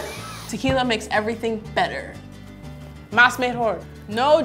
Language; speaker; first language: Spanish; non-native, learner; English